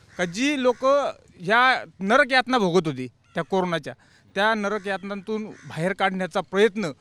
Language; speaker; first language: Marathi; native; Marathi